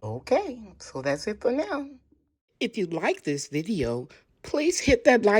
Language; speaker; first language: English; native; English